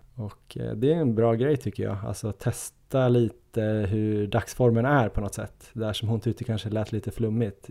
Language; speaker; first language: Swedish; native; Swedish